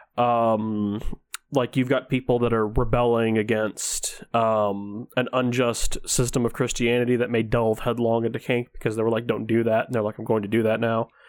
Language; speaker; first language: English; early bilingual, other home language; Danish